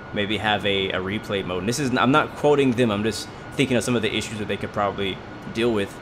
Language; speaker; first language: English; native; English